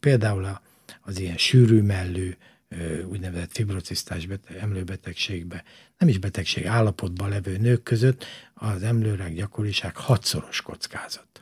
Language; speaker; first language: Hungarian; native; Hungarian